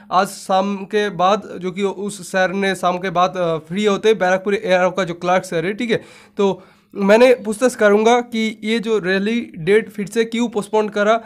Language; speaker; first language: Hindi; non-native, local second language; Bangla